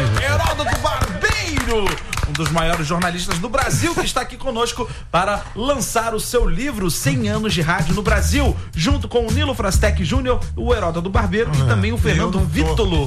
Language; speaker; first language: Portuguese; native; Portuguese